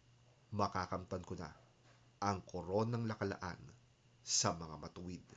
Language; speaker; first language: Filipino; native; Filipino